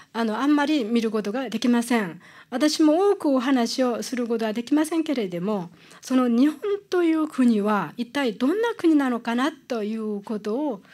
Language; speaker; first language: Japanese; non-native, fluent; Korean